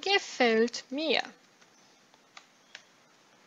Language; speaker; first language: German; non-native, fluent; Portuguese